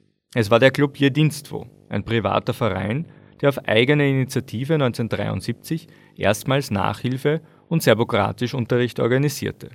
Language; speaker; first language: German; native; German